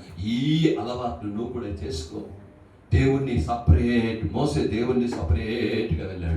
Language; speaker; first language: Telugu; native; Telugu